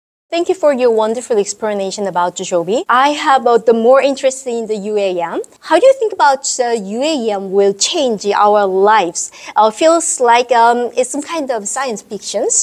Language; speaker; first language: English; non-native, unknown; Korean